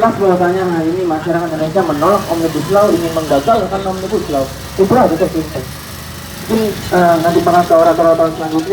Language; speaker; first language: Indonesian; native; Indonesian